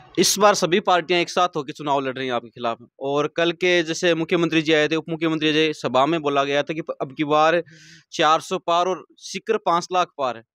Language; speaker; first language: Hindi; native; Hindi